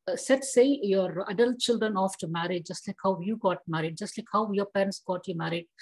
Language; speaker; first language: English; non-native, local second language; Tamil